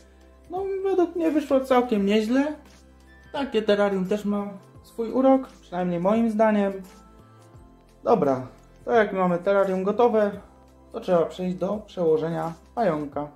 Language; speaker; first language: Polish; native; Polish